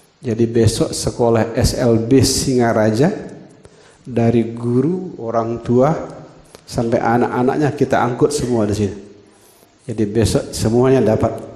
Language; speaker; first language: Indonesian; non-native, local second language; Balinese